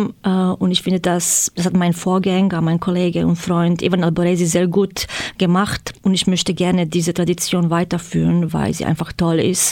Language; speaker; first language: German; non-native, fluent; Croatian